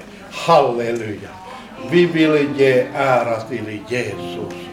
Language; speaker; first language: Swedish; non-native, fluent; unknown